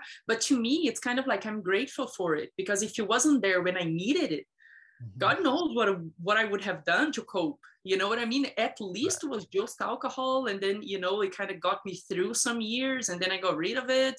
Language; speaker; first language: English; non-native, fluent; Portuguese